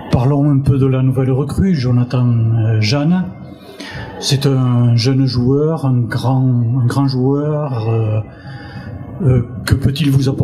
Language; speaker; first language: French; native; French